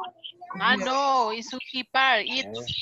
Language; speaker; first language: English; non-native, learner; Spanish